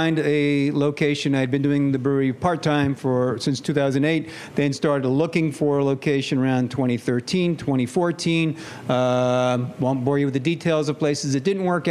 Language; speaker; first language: English; native; English